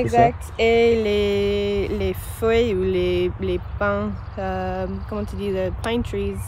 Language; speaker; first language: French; non-native, learner; English